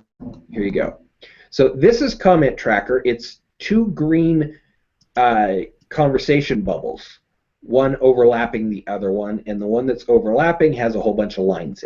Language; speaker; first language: English; native; English